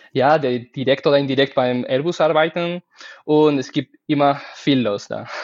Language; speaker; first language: German; non-native, fluent; Spanish